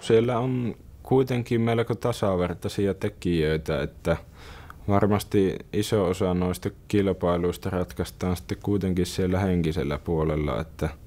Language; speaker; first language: Finnish; native; Finnish